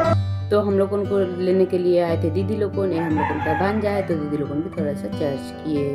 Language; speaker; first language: Hindi; native; Hindi